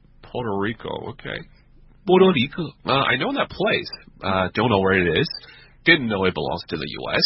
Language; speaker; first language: English; non-native, fluent; Chinese